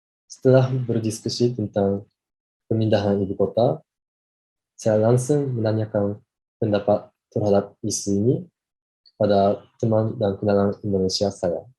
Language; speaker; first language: Indonesian; non-native, fluent; Japanese